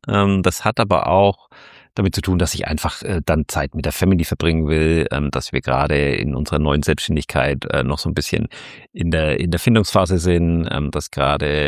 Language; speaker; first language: German; native; German